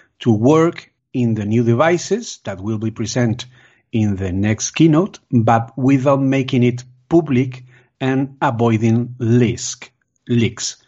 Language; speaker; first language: English; non-native, fluent; Spanish